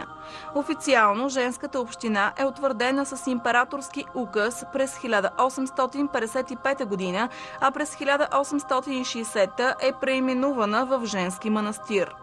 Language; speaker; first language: Bulgarian; native; Bulgarian